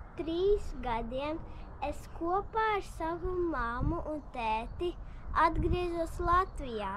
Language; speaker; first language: Latvian; early bilingual, other home language; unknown